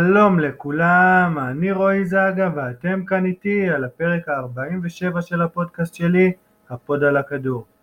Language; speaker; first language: Hebrew; native; Hebrew